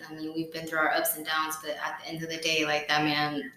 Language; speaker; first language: English; native; English